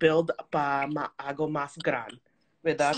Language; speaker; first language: Spanish; early bilingual, heritage; Spanish